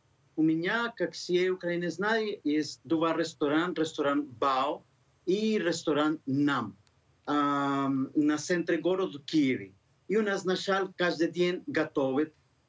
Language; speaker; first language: Russian; non-native, learner; Spanish